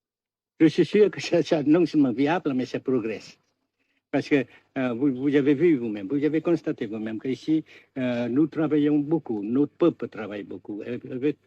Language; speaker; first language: French; non-native, fluent; Vietnamese